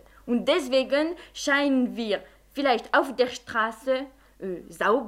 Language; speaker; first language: German; non-native, fluent; French